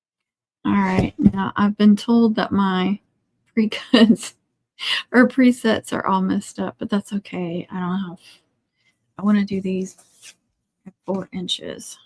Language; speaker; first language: English; native; English